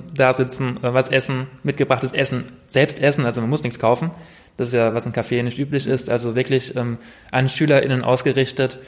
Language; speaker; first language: German; native; German